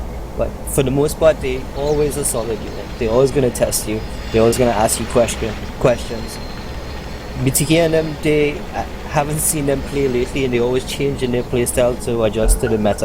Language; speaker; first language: English; native; English